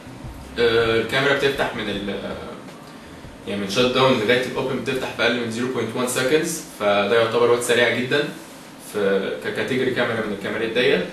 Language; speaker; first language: Arabic; native; Arabic